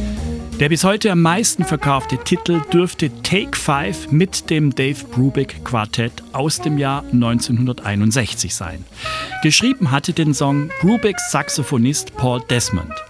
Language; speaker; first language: German; native; German